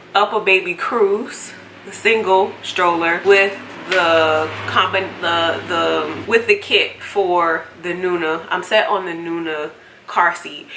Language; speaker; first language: English; native; English